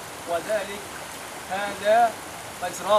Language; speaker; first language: Arabic; non-native, learner; Indonesian